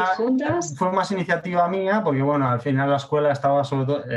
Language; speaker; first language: Spanish; native; Spanish